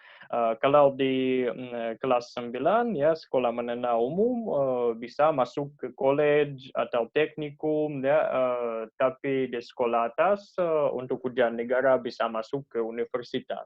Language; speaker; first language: Indonesian; non-native, learner; Russian